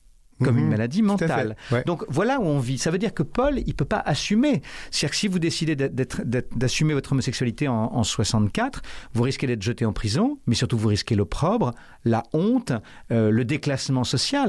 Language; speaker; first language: French; native; French